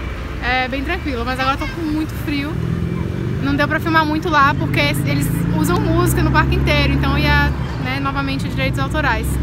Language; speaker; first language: Portuguese; native; Portuguese